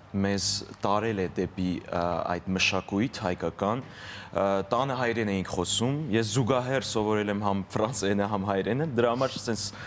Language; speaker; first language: Armenian; early bilingual, heritage; Armenian